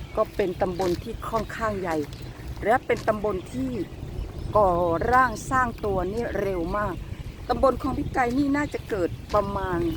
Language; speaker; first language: Thai; native; Thai